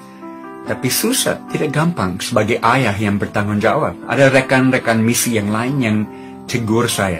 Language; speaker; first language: Indonesian; non-native, fluent; English